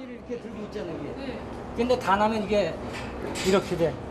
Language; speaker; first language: Korean; native; Korean